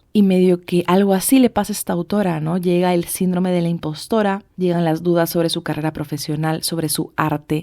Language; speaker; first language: Spanish; native; Spanish